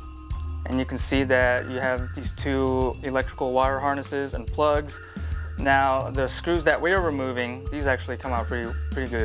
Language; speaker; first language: English; native; English